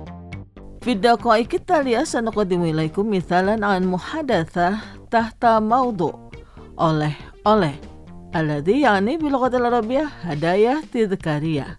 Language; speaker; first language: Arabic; non-native, fluent; Indonesian